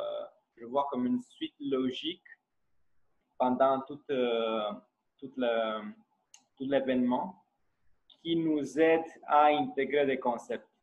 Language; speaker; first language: French; non-native, fluent; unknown